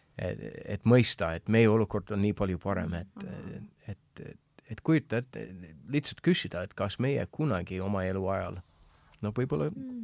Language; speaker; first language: Estonian; non-native, fluent; English